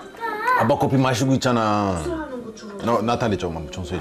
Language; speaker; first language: Korean; non-native, fluent; Amharic